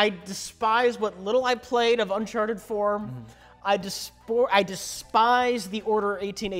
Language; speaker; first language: English; native; English